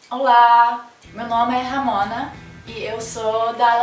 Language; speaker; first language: Portuguese; non-native, fluent; German